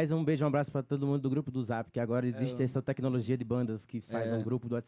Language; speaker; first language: Portuguese; native; Portuguese